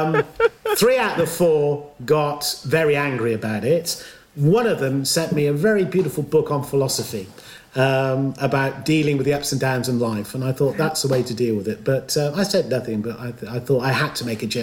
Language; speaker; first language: English; native; English